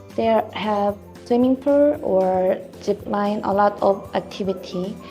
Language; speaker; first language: English; non-native, learner; Korean